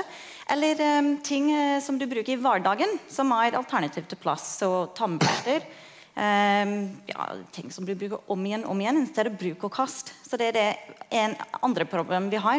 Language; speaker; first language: Norwegian; non-native, fluent; English